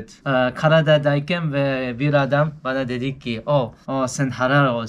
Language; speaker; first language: Turkish; non-native, learner; Japanese